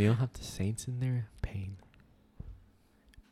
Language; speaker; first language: English; native; English